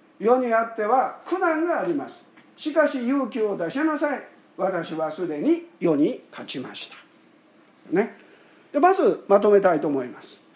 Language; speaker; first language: Japanese; native; Japanese